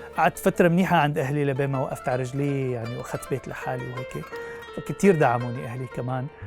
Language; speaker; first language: Arabic; native; Arabic